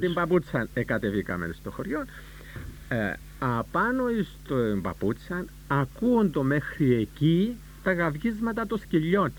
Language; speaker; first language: Greek; native; Greek